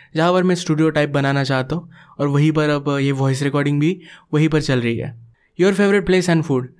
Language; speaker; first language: Hindi; non-native, local second language; Marathi